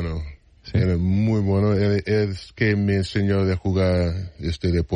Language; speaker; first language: Spanish; non-native, fluent; English